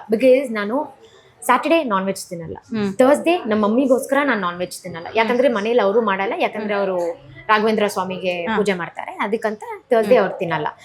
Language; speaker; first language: Kannada; non-native, local second language; Malayalam